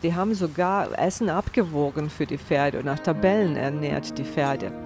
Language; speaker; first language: German; non-native, fluent; Bosnian